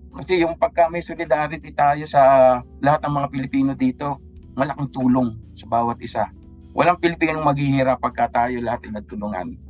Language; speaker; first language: Filipino; native; Filipino